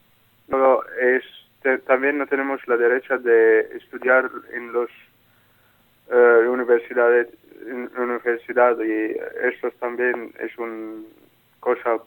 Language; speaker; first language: Spanish; non-native, learner; Arabic